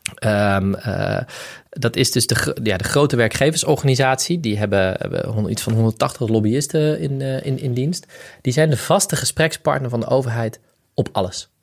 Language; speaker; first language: Dutch; native; Dutch